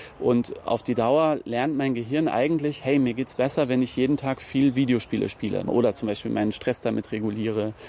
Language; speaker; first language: German; native; German